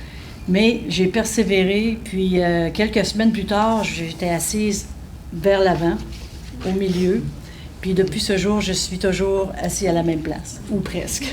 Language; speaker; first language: French; native; French